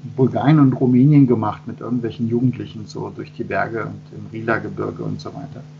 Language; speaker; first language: German; native; German